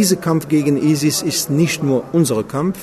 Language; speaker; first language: German; non-native, fluent; Kurdish